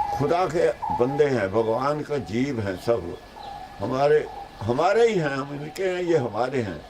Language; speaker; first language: Hindi; non-native, local second language; Punjabi